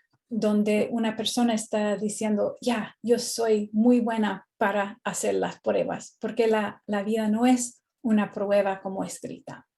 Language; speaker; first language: Spanish; non-native, fluent; English